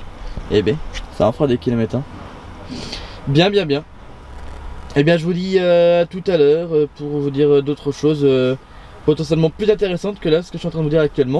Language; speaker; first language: French; native; French